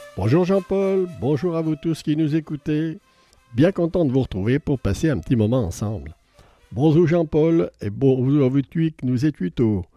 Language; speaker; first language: French; native; French